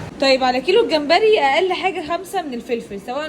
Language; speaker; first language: Arabic; native; Arabic